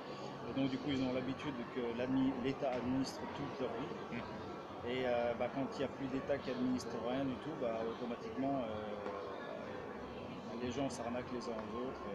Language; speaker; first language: French; native; French